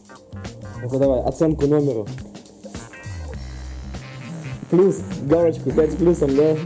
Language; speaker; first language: Russian; native; Russian